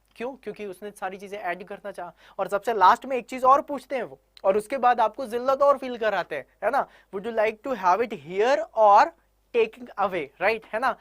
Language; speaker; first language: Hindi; native; Hindi